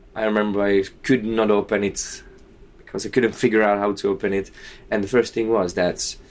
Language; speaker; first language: English; non-native, fluent; Slovak